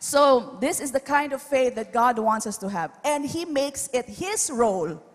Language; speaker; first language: English; non-native, local second language; Filipino